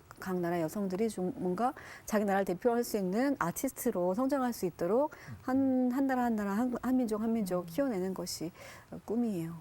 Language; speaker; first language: Korean; native; Korean